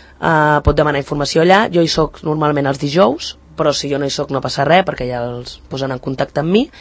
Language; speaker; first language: Catalan; native; Catalan